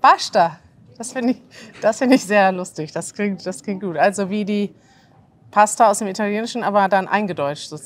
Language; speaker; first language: German; native; German